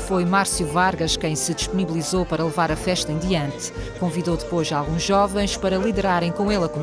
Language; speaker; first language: Portuguese; native; Portuguese